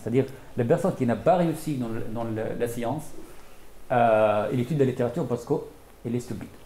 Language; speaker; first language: French; non-native, fluent; Arabic